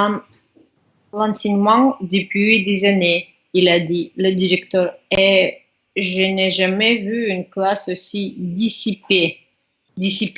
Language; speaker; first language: French; non-native, learner; Russian